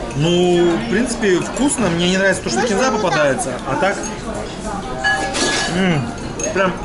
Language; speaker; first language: Russian; native; Russian